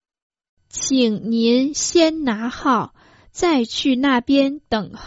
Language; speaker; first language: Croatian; non-native, fluent; Chinese